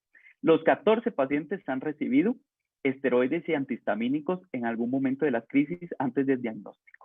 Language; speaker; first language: Spanish; native; Spanish